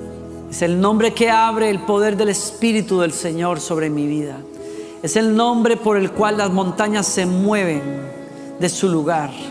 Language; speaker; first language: Spanish; native; Spanish